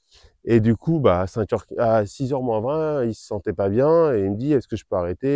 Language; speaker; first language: French; native; French